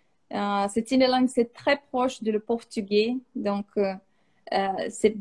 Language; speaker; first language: French; non-native, fluent; Portuguese